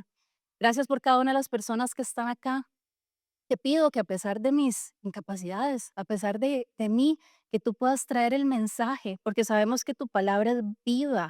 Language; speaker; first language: Spanish; native; Spanish